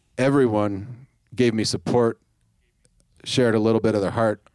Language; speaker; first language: English; native; English